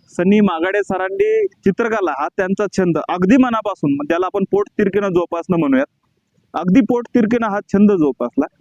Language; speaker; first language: Marathi; native; Marathi